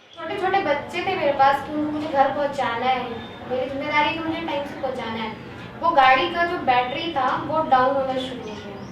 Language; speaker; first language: Hindi; native; Hindi